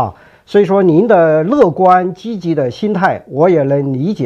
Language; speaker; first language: Chinese; native; Chinese